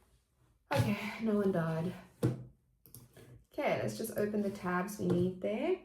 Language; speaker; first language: English; native; English